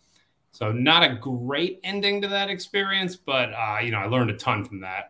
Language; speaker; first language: English; native; English